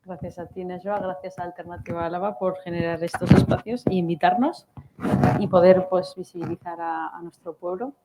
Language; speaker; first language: Spanish; early bilingual, other home language; Riffian